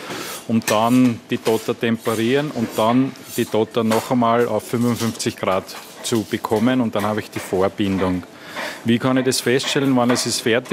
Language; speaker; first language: German; native; German